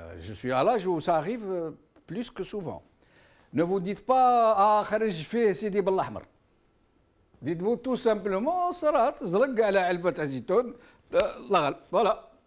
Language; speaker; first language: French; non-native, local second language; Arabic